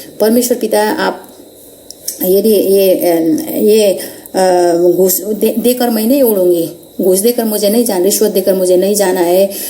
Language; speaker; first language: Hindi; non-native, local second language; Nepali